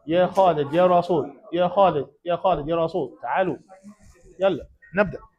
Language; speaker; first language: Arabic; non-native, fluent; English